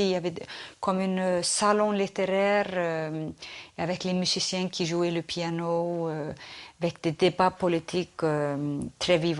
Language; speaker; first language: French; non-native, fluent; Icelandic